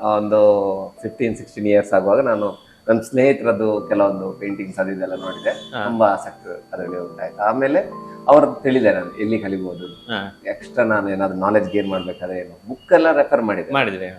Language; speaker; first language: Kannada; native; Kannada